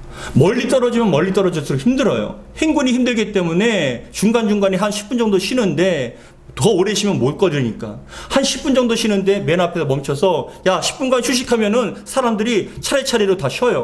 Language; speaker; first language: Korean; native; Korean